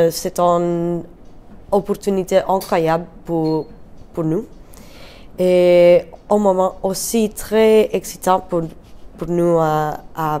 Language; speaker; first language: French; non-native, learner; Spanish